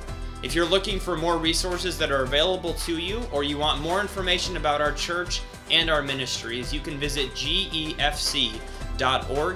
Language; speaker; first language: English; native; English